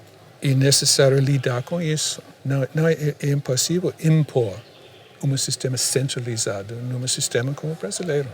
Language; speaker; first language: Portuguese; non-native, fluent; English